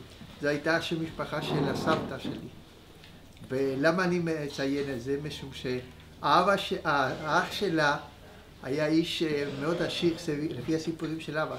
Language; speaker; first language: Hebrew; early bilingual, other home language; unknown